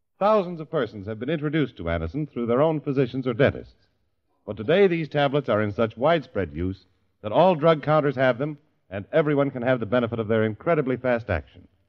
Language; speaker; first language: English; native; English